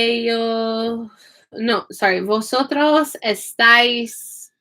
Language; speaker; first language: Spanish; non-native, fluent; English